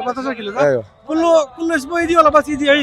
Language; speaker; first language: Arabic; non-native, learner; Bangla